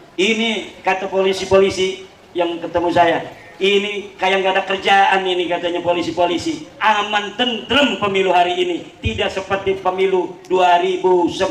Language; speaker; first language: Indonesian; non-native, local second language; Javanese